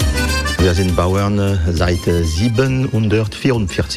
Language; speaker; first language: German; non-native, learner; French